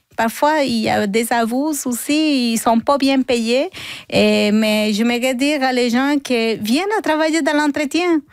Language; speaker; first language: French; non-native, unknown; Spanish